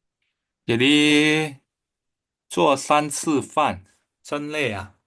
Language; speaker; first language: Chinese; non-native, fluent; Indonesian